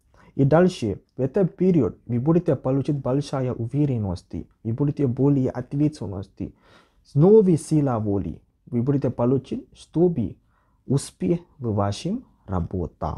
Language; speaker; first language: Russian; non-native, learner; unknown